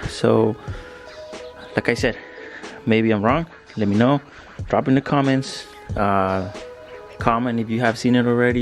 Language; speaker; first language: English; native; English